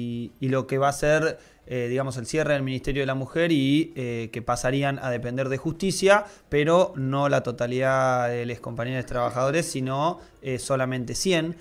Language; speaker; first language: Spanish; native; Spanish